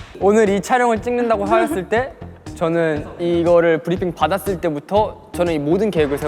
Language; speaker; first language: Korean; native; Korean